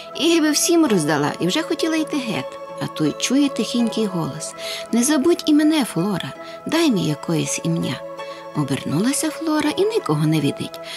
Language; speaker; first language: Ukrainian; native; Ukrainian